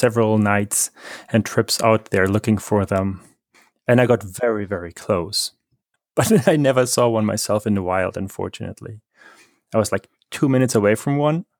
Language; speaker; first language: English; non-native, fluent; German